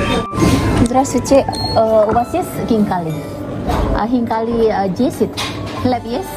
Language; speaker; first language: Russian; non-native, learner; Indonesian